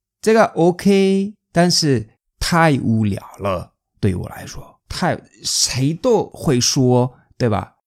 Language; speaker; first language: Chinese; non-native, fluent; Spanish